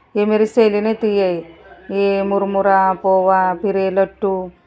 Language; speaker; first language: Hindi; non-native, local second language; Marathi